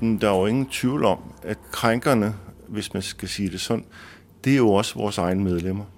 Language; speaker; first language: Danish; native; Danish